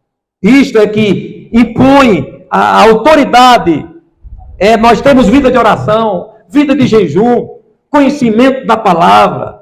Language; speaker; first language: Portuguese; native; Portuguese